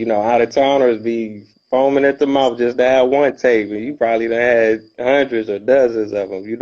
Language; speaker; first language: English; native; English